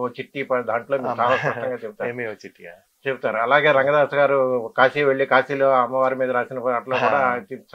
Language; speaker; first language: Telugu; native; Telugu